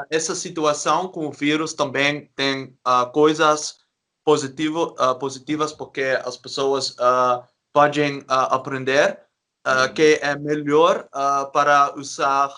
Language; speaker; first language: Portuguese; non-native, learner; Dutch